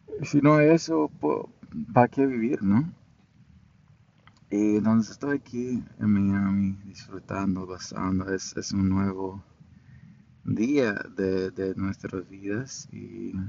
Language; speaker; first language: Spanish; non-native, fluent; English